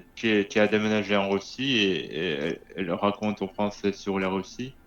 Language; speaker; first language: French; non-native, learner; Russian